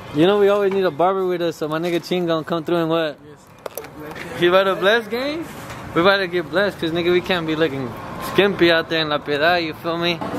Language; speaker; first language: English; early bilingual, other home language; Spanish